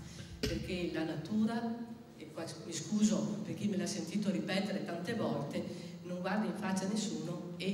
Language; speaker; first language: Italian; native; Italian